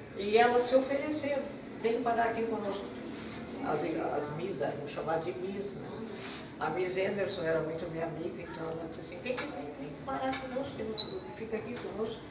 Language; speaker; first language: Portuguese; non-native, local second language; German